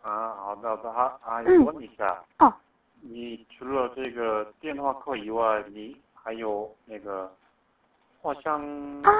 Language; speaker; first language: Chinese; non-native, fluent; Korean